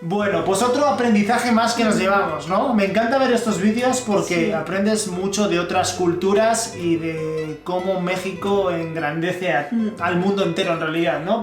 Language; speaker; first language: Spanish; native; Spanish